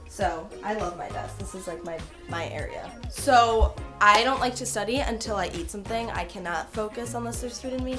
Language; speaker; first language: English; native; English